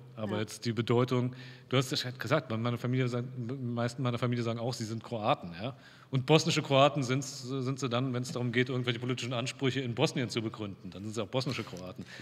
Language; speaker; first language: German; native; German